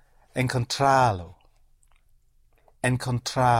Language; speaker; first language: Spanish; non-native, learner; English